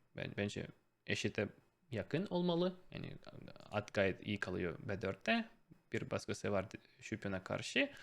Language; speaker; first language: Turkish; non-native, fluent; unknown